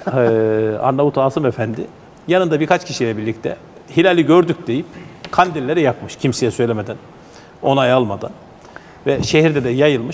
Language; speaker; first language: Turkish; native; Turkish